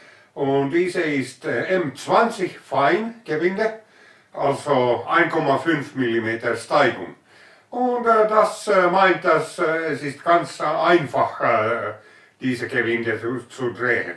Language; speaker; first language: German; non-native, learner; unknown